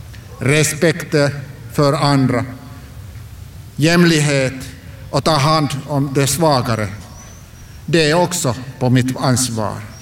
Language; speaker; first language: Swedish; non-native, local second language; Finnish